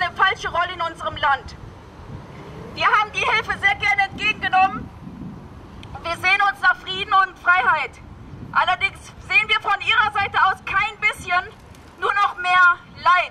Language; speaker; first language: German; early bilingual, other home language; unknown